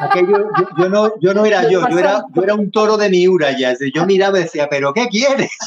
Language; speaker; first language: Spanish; native; Spanish